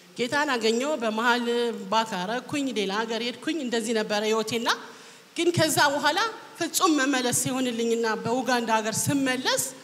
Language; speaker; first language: Amharic; native; Amharic